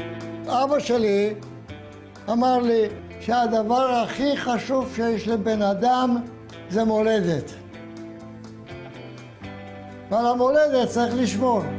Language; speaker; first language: Hebrew; non-native, fluent; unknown